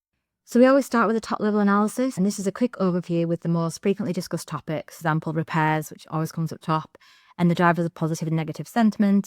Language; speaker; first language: English; native; English